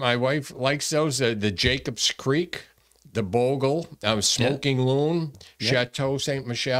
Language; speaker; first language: English; native; English